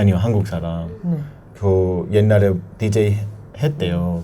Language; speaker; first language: Korean; non-native, learner; Persian